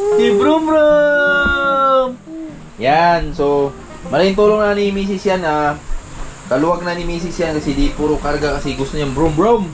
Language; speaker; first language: Filipino; non-native, local second language; Cebuano